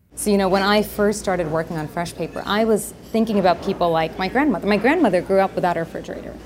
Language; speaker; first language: English; native; English